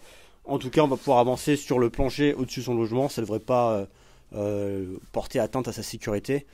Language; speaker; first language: French; native; French